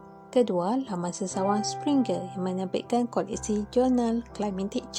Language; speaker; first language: Malay; native; Malay